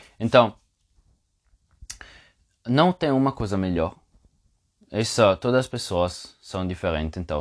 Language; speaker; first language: Portuguese; non-native, fluent; Italian